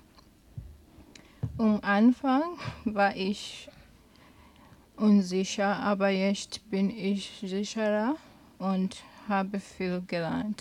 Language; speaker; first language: German; non-native, learner; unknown